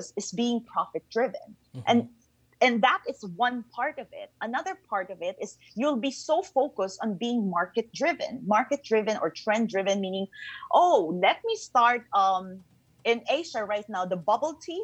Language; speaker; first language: English; non-native, local second language; Filipino